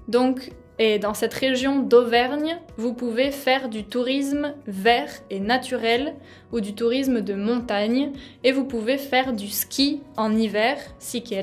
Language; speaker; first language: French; non-native, fluent; Spanish